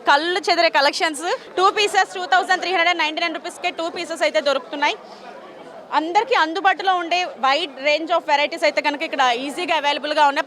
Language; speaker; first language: Telugu; native; Telugu